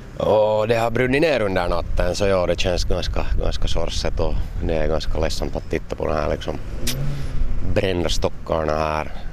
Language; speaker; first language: Swedish; native; Swedish